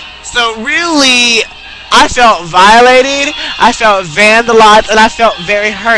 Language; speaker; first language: English; native; English